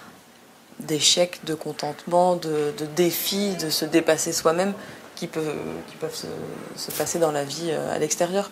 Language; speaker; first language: French; native; French